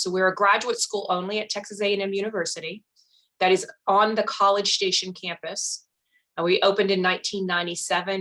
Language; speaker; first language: English; native; English